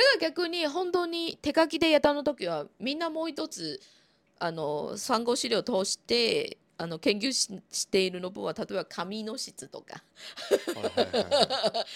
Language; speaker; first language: Japanese; non-native, fluent; Chinese